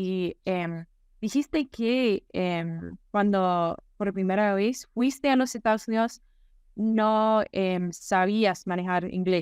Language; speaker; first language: Spanish; non-native, fluent; English